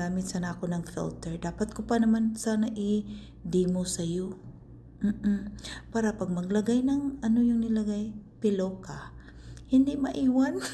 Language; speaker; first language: Filipino; non-native, local second language; Cebuano